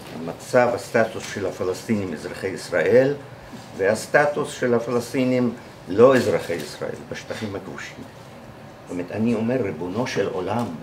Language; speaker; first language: Hebrew; native; Hebrew